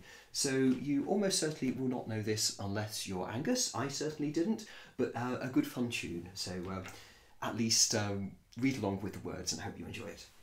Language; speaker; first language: English; native; English